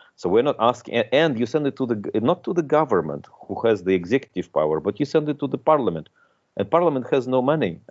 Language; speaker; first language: English; non-native, fluent; Russian